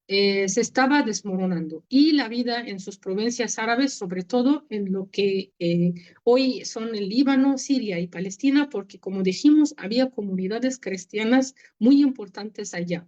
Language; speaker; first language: Spanish; non-native, fluent; Arabic